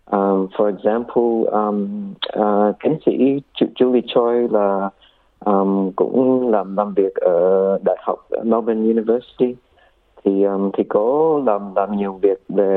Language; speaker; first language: Vietnamese; early bilingual, heritage; Vietnamese